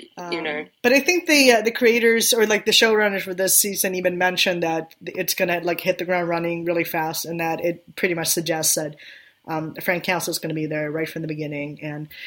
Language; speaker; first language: English; non-native, fluent; Swedish